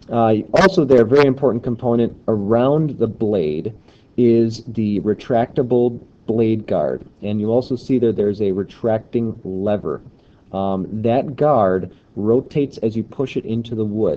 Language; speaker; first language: English; native; English